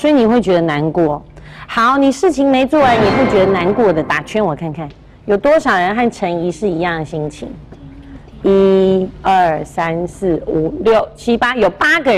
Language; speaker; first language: Chinese; native; Chinese